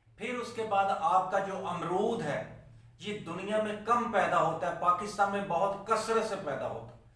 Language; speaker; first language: Urdu; non-native, local second language; Punjabi